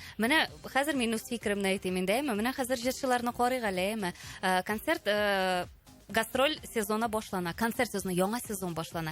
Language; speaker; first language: Tatar; native; Tatar